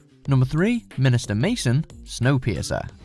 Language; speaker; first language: English; native; English